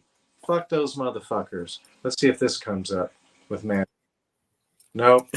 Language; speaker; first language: English; native; English